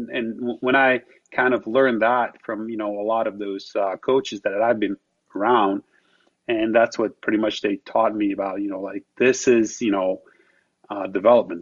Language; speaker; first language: English; non-native, fluent; Slovak